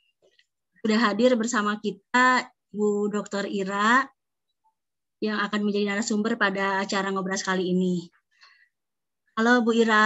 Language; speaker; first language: Indonesian; native; Indonesian